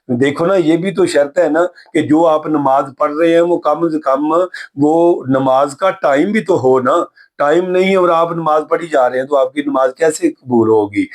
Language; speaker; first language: Urdu; non-native, local second language; Punjabi